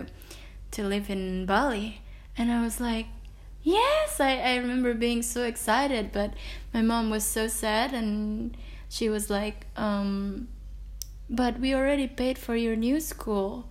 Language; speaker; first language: English; non-native, fluent; Indonesian